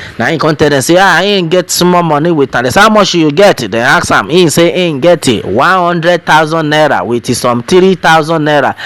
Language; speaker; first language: Nigerian Pidgin; non-native, local second language; Yoruba